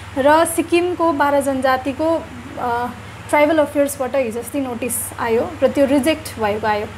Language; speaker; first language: Nepali; native; Nepali